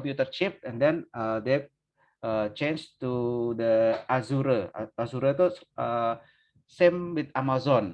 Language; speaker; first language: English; non-native, learner; Indonesian